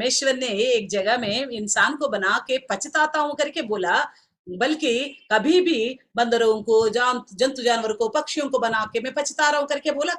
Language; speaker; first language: Hindi; non-native, local second language; Telugu